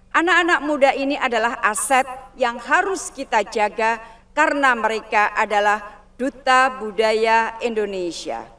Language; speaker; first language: Indonesian; native; Indonesian